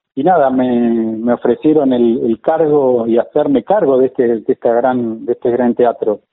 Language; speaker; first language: Spanish; native; Spanish